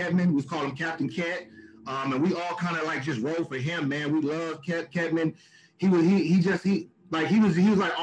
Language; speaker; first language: English; native; English